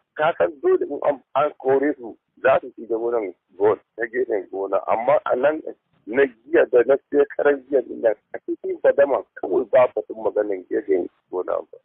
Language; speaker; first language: Hausa; non-native, local second language; Fula